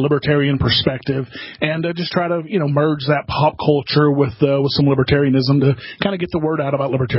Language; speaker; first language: English; native; English